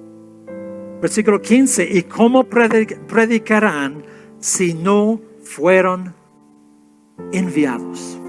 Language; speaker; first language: Spanish; non-native, fluent; English